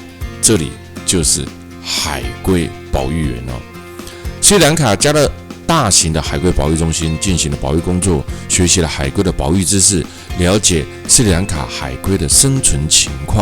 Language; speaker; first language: Chinese; native; Chinese